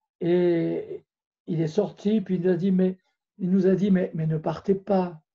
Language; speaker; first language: French; native; French